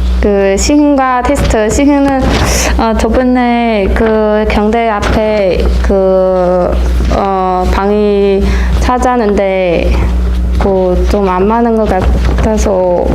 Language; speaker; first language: Korean; non-native, learner; Chinese